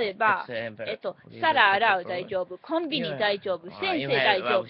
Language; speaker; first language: Japanese; non-native, learner; English